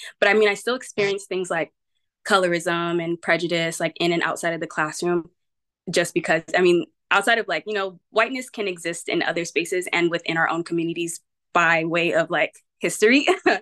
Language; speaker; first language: English; native; English